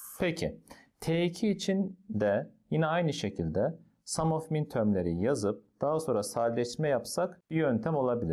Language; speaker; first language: Turkish; native; Turkish